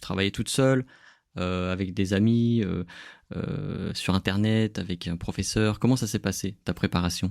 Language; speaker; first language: French; native; French